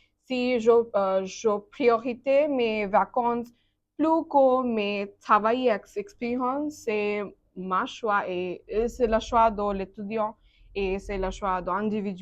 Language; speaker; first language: French; non-native, learner; Bangla